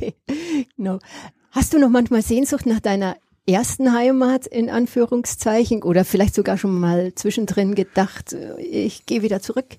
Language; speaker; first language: German; native; German